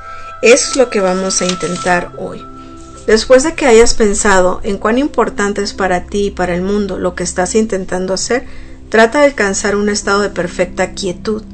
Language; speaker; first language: Spanish; native; Spanish